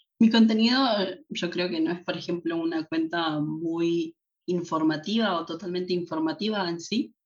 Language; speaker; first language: Spanish; native; Spanish